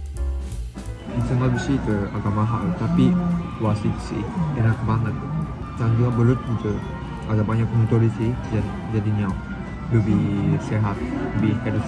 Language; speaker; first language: Indonesian; non-native, fluent; Japanese